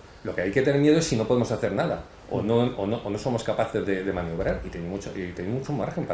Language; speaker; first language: Spanish; native; Spanish